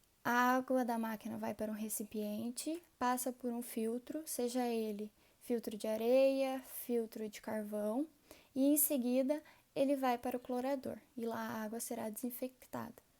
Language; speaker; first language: Portuguese; native; Portuguese